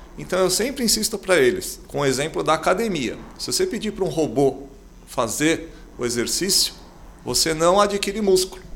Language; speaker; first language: Portuguese; native; Portuguese